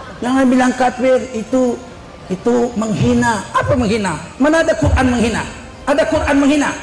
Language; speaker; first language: Indonesian; native; Indonesian